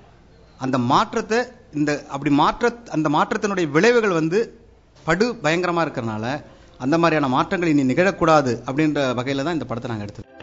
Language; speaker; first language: Tamil; native; Tamil